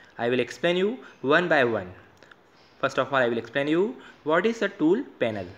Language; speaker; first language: English; non-native, local second language; Hindi